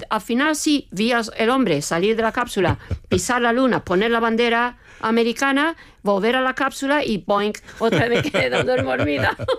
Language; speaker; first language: Spanish; early bilingual, other home language; English